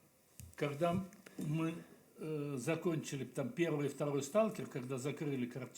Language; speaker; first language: Russian; native; Russian